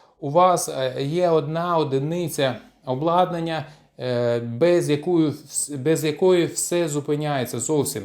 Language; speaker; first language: Ukrainian; non-native, local second language; Russian